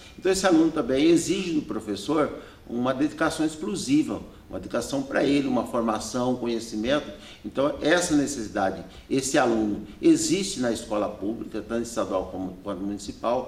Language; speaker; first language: Portuguese; native; Portuguese